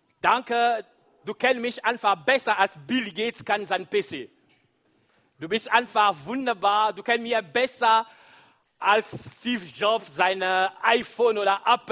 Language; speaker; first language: German; non-native, fluent; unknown